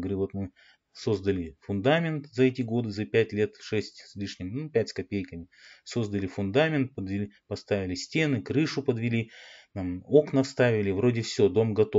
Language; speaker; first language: Russian; native; Russian